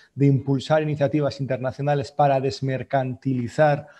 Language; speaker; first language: Spanish; native; Spanish